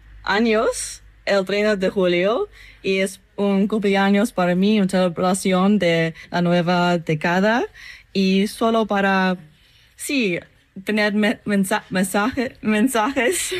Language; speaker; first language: Spanish; non-native, learner; English